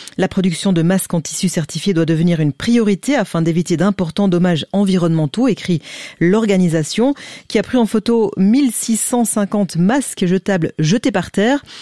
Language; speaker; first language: French; native; French